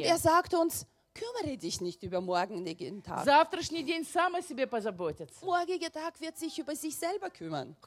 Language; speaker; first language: German; non-native, learner; Russian